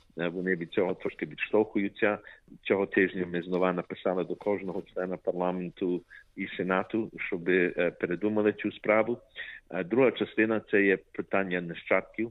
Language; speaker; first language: Ukrainian; early bilingual, heritage; Ukrainian